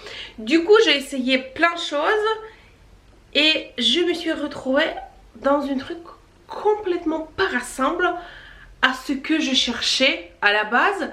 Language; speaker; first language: French; non-native, fluent; Russian